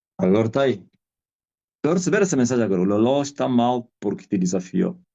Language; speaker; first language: Portuguese; non-native, local second language; Kongo